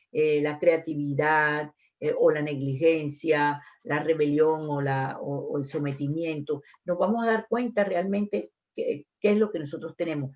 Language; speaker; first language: Spanish; native; Spanish